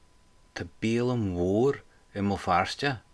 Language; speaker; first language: Irish; non-native, local second language; English